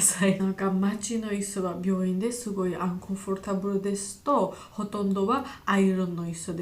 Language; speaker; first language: Japanese; non-native, learner; Georgian